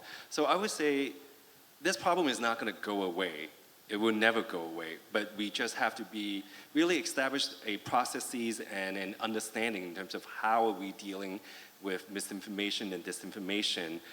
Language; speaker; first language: English; non-native, fluent; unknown